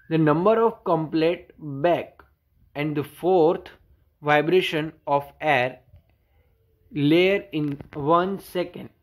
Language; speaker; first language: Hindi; non-native, local second language; Gujarati